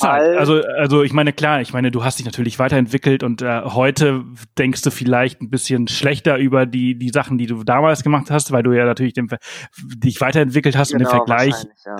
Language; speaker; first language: German; native; German